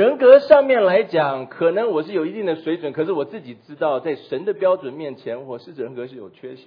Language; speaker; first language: Chinese; native; Chinese